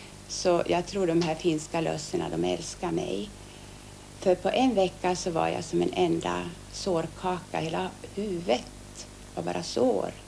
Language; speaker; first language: Swedish; early bilingual, other home language; Finnish